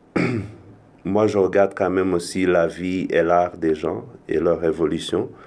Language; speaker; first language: French; non-native, local second language; Kinyarwanda